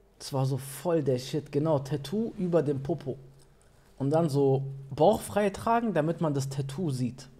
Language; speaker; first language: German; early bilingual, other home language; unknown